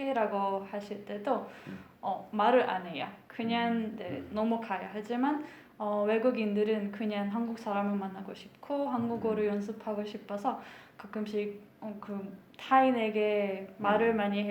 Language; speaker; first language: Korean; non-native, fluent; Hungarian